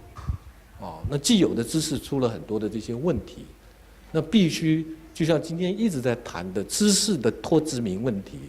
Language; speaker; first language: Chinese; native; Chinese